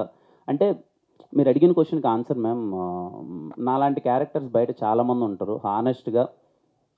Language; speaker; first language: Telugu; native; Telugu